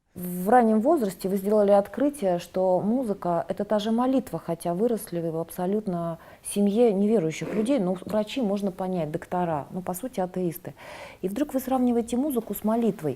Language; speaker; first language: Russian; native; Russian